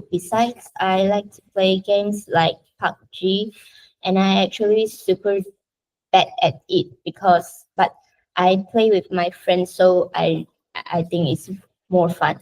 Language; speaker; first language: English; non-native, fluent; Indonesian